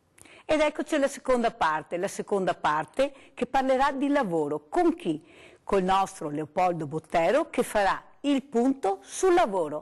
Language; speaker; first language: Italian; native; Italian